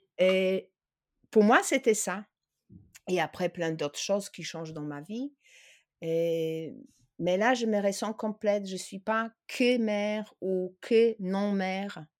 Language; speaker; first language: French; non-native, fluent; Polish